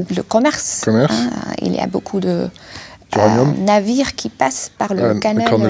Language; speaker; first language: French; non-native, fluent; German